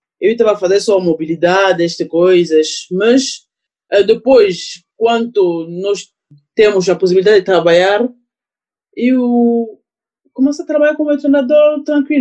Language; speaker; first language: Portuguese; non-native, learner; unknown